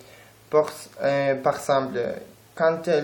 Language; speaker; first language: French; non-native, learner; Spanish